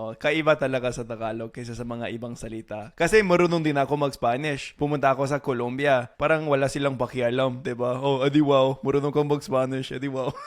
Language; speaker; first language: Filipino; non-native, fluent; English